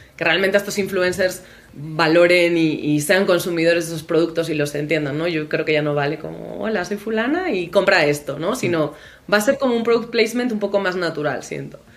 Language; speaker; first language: Spanish; native; Spanish